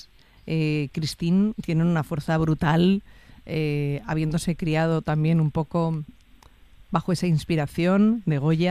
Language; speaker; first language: Spanish; native; Spanish